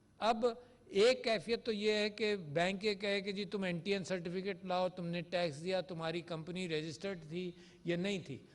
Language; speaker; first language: Urdu; native; Urdu